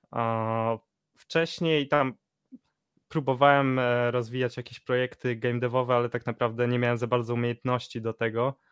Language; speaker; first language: Polish; native; Polish